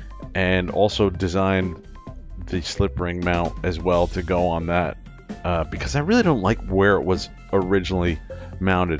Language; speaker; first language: English; native; English